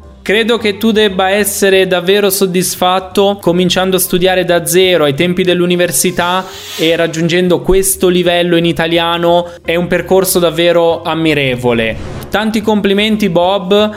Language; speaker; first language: Italian; native; Italian